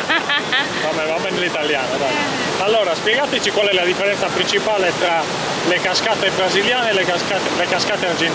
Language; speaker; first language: Italian; native; Italian